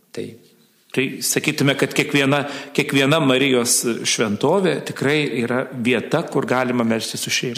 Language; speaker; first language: Lithuanian; native; Lithuanian